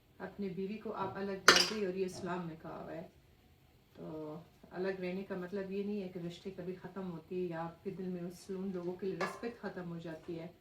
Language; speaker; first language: Urdu; non-native, fluent; Persian